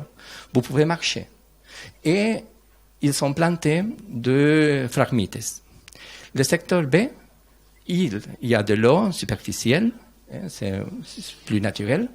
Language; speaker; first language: French; non-native, learner; Spanish